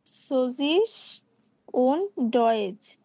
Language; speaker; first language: German; non-native, learner; Bangla